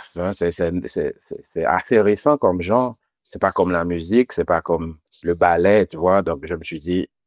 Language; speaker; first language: French; non-native, local second language; Haitian Creole